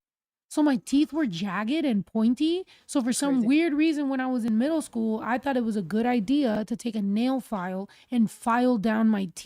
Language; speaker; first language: English; early bilingual, other home language; Spanish